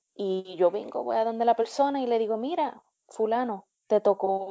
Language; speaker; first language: Spanish; native; Spanish